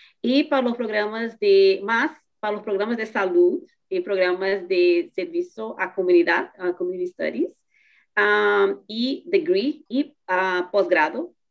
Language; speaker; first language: Spanish; non-native, fluent; Portuguese